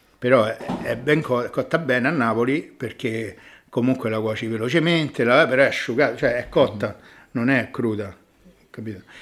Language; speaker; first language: Italian; native; Italian